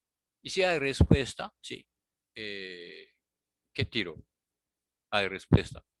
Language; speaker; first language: Spanish; non-native, learner; Japanese